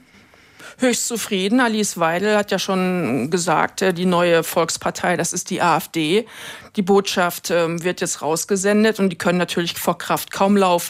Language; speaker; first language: German; native; German